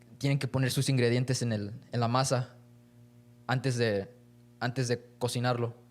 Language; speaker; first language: Spanish; early bilingual, heritage; Spanish